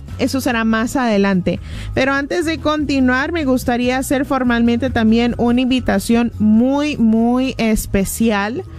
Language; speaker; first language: Spanish; early bilingual, heritage; Spanish